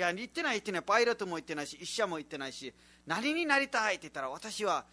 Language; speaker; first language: Japanese; non-native, fluent; Nepali